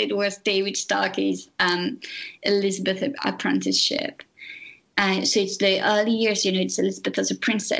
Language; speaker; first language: English; non-native, fluent; French